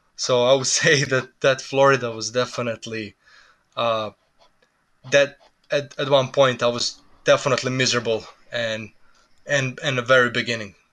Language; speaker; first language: English; non-native, fluent; Serbian